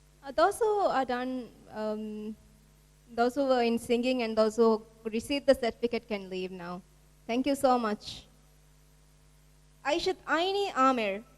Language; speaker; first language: English; non-native, local second language; Divehi